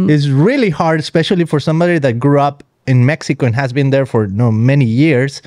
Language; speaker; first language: English; non-native, fluent; Spanish